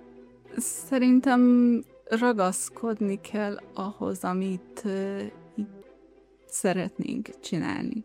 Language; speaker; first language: Hungarian; early bilingual, heritage; Hungarian